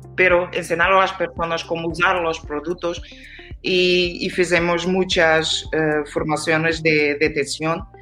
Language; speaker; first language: Spanish; non-native, learner; Portuguese